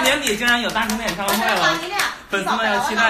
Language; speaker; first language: Chinese; native; Chinese